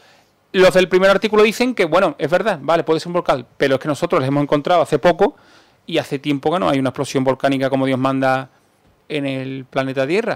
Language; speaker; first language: Spanish; native; Spanish